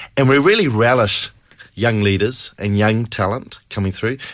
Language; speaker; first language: English; native; English